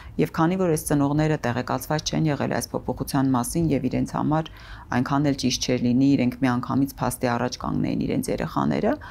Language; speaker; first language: Armenian; native; Armenian